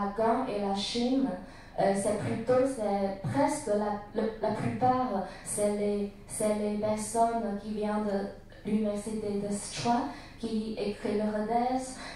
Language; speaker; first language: French; non-native, learner; Chinese